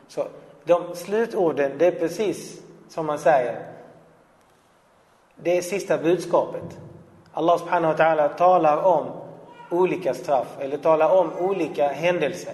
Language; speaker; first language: Swedish; non-native, fluent; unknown